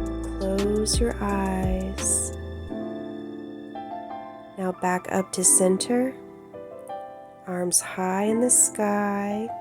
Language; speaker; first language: English; native; English